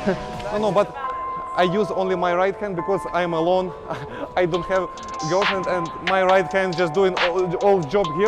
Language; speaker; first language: English; non-native, learner; Russian